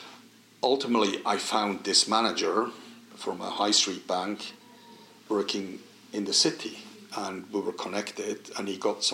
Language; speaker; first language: English; non-native, fluent; Swiss German